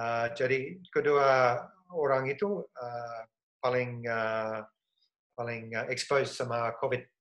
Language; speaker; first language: Indonesian; non-native, fluent; English